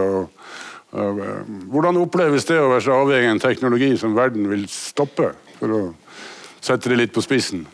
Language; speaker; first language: Norwegian; native; Norwegian